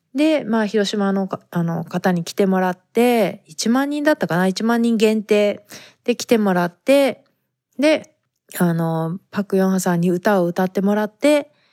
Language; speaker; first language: Japanese; native; Japanese